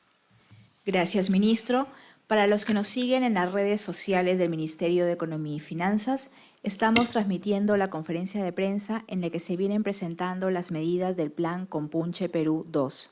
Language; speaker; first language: Spanish; native; Spanish